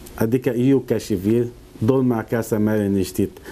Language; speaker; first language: Romanian; non-native, learner; Arabic